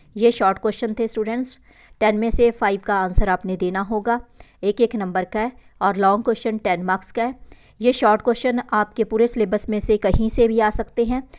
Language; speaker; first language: Hindi; non-native, local second language; Punjabi